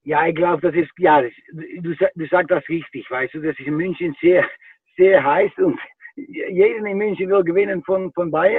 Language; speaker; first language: German; non-native, fluent; Dutch